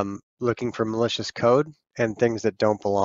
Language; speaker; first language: English; native; English